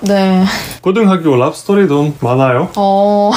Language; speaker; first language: Korean; non-native, fluent; Hungarian